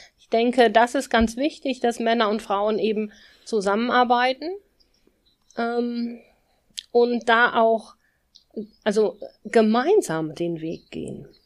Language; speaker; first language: German; native; German